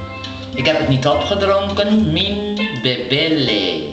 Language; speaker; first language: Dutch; non-native, local second language; Papiamento